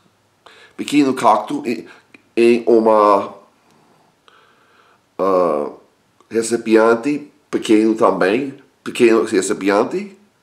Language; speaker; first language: Portuguese; non-native, learner; English